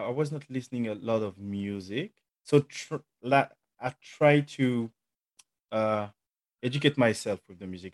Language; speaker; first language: English; non-native, fluent; French